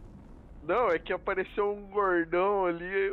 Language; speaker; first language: Portuguese; native; Portuguese